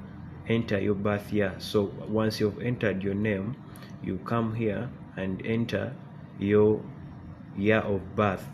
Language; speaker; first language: English; non-native, local second language; Ganda